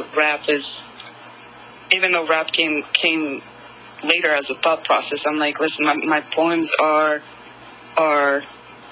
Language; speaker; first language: English; non-native, fluent; Russian